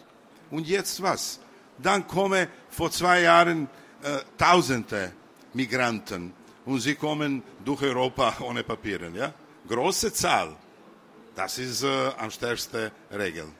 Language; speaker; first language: German; non-native, learner; Serbian